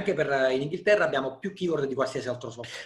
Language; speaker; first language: Italian; native; Italian